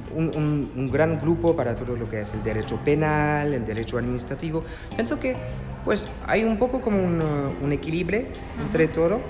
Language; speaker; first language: Spanish; non-native, learner; French